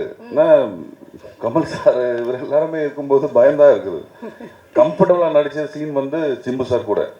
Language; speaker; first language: Tamil; native; Tamil